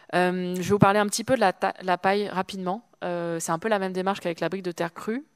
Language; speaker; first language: French; native; French